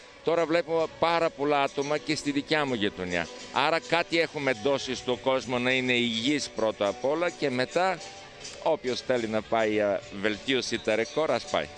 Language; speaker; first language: Greek; non-native, fluent; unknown